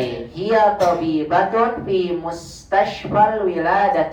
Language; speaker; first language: Arabic; non-native, fluent; Indonesian